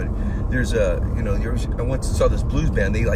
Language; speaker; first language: English; native; English